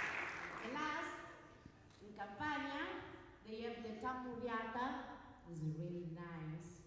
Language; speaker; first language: English; non-native, learner; Italian